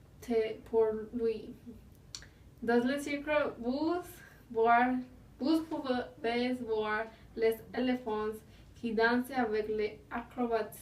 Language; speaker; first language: French; non-native, learner; English